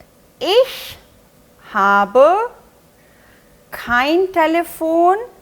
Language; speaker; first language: German; non-native, fluent; Hindi